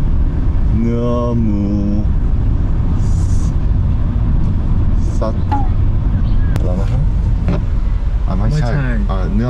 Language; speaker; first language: Thai; non-native, learner; Korean